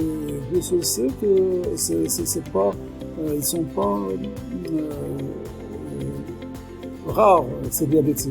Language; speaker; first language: French; non-native, local second language; Arabic